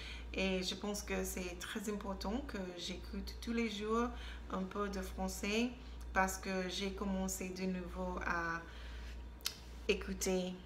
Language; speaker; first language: French; non-native, learner; English